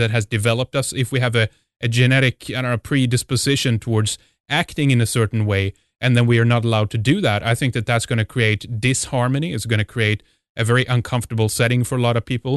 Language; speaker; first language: English; non-native, fluent; Swedish